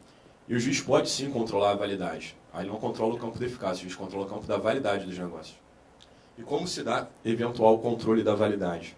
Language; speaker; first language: Portuguese; native; Portuguese